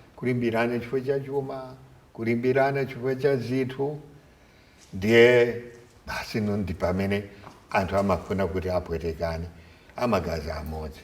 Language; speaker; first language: Nyanja; non-native, fluent; French